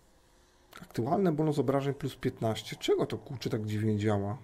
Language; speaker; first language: Polish; native; Polish